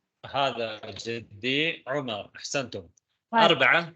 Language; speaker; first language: Arabic; non-native, fluent; Tamil